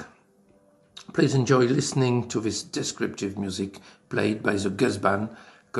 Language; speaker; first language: English; non-native, fluent; French